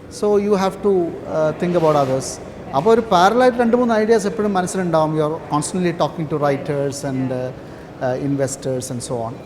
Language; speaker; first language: Malayalam; native; Malayalam